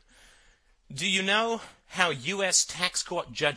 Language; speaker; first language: English; native; English